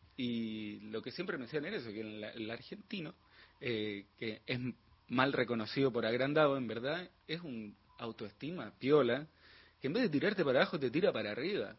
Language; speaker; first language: Spanish; native; Spanish